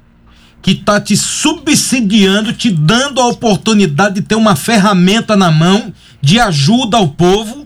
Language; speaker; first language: Portuguese; native; Portuguese